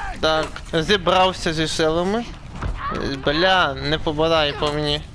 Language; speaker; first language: Ukrainian; native; Ukrainian